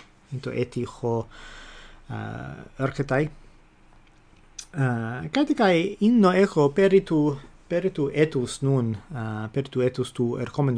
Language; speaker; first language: Greek; non-native, fluent; English